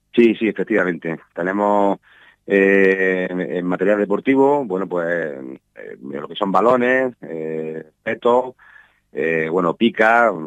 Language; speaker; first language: Spanish; native; Spanish